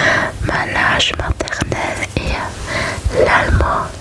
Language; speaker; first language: French; non-native, learner; German